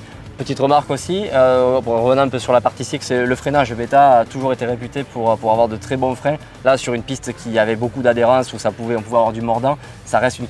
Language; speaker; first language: French; native; French